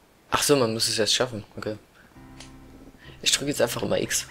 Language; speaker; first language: German; native; German